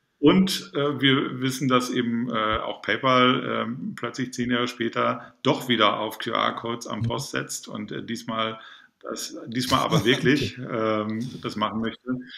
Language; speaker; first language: German; native; German